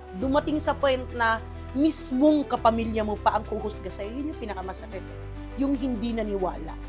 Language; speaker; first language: Filipino; non-native, local second language; Cebuano